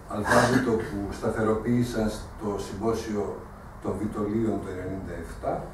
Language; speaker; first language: Greek; non-native, local second language; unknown